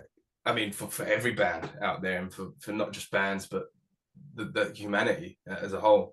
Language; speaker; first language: English; native; English